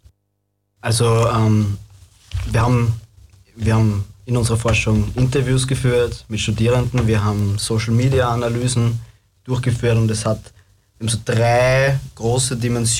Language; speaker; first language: German; native; German